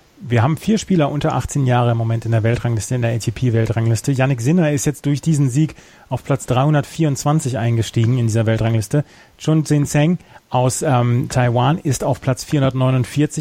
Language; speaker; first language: German; native; German